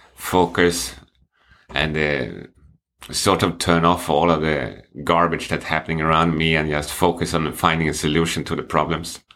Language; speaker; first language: English; non-native, fluent; Swedish